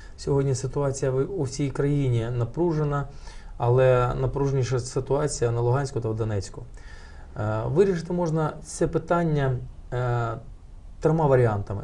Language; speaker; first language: Ukrainian; non-native, local second language; Russian